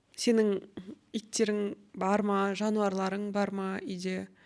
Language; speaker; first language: Kazakh; native; Kazakh